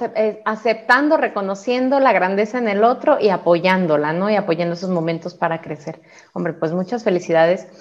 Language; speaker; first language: Spanish; native; Spanish